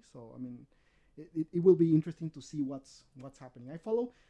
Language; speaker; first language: English; non-native, fluent; Spanish